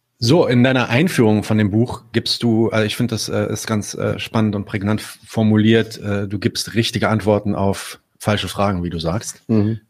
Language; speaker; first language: German; native; German